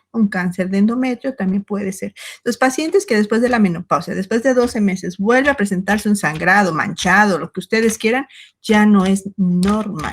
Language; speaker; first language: Spanish; native; Spanish